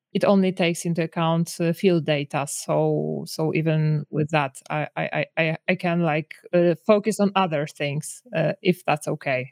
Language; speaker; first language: English; non-native, fluent; Polish